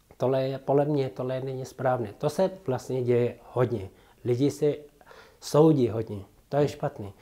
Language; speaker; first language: Czech; non-native, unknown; Tibetan